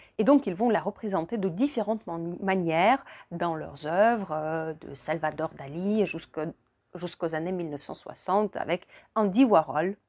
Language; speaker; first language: French; non-native, fluent; Russian